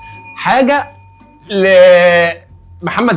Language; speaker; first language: Arabic; native; Arabic